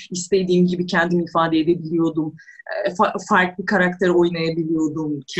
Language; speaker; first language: Turkish; non-native, fluent; Russian